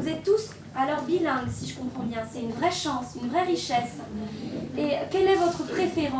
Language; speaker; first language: French; native; French